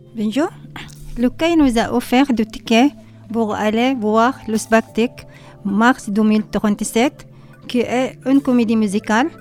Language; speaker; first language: French; non-native, learner; Arabic